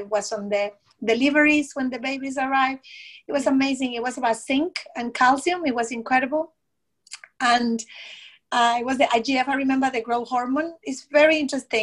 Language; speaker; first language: English; non-native, fluent; Spanish